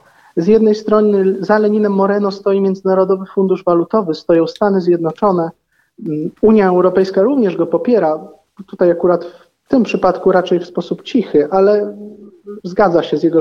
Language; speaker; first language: Polish; native; Polish